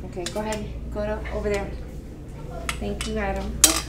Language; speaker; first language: English; early bilingual, other home language; Spanish